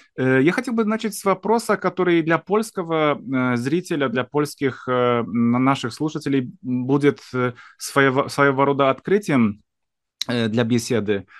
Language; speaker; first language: Russian; non-native, fluent; Polish